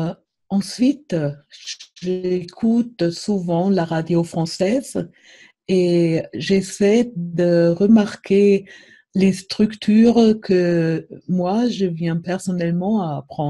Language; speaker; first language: French; non-native, fluent; German